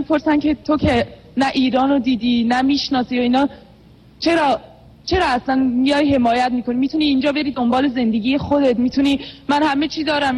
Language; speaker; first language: Persian; non-native, fluent; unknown